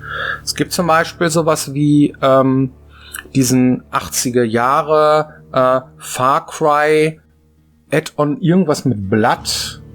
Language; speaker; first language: German; native; German